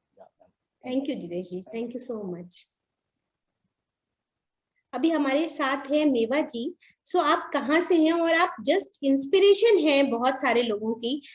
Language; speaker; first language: Hindi; native; Hindi